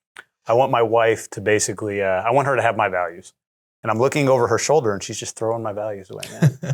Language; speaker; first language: English; native; English